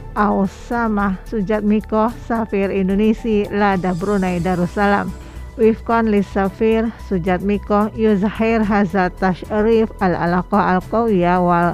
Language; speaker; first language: Arabic; non-native, fluent; Indonesian